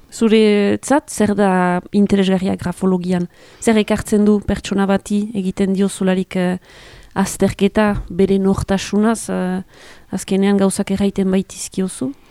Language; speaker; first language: Basque; native; Basque